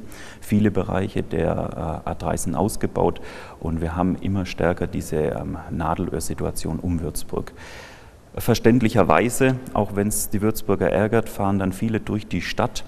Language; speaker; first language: German; native; German